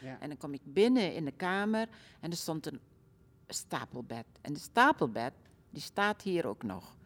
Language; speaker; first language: Dutch; early bilingual, other home language; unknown